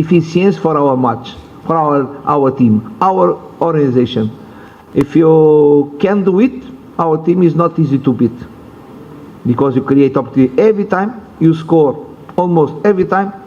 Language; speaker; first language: English; non-native, learner; Portuguese